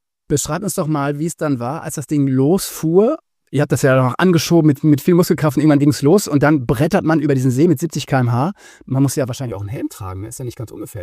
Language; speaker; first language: German; native; German